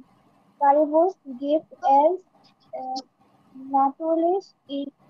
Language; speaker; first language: German; non-native, learner; Bangla